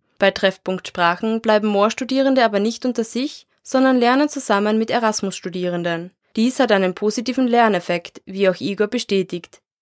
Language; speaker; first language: German; native; German